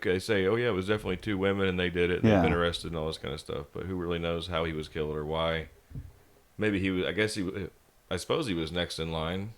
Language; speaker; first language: English; native; English